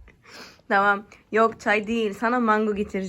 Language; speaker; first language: Turkish; non-native, learner; Arabic